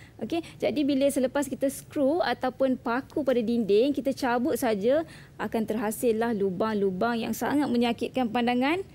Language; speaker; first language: Malay; native; Malay